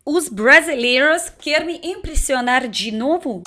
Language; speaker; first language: Portuguese; non-native, learner; Russian